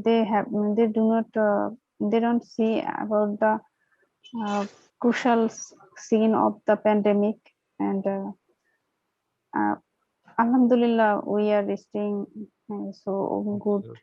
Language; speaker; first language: English; non-native, learner; Bangla